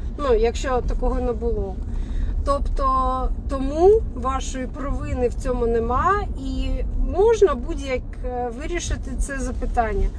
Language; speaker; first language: Ukrainian; non-native, local second language; Russian